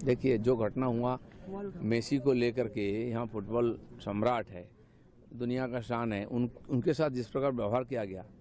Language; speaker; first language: Hindi; non-native, local second language; Bangla